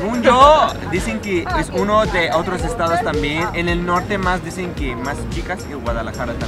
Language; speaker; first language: Spanish; non-native, learner; Arabic